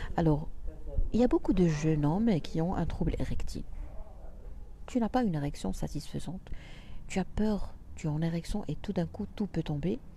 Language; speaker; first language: French; non-native, local second language; Arabic